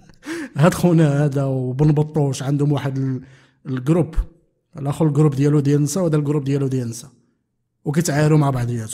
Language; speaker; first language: Arabic; native; Arabic